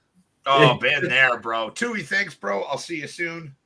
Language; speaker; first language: English; native; English